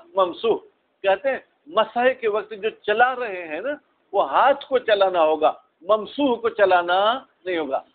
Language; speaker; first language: Urdu; non-native, local second language; Sindhi